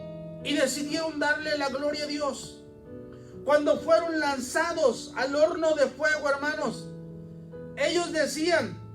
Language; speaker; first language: Spanish; native; Spanish